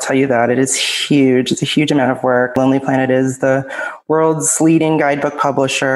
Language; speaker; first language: English; native; English